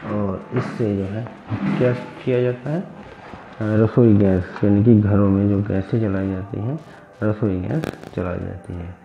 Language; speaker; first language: Hindi; native; Hindi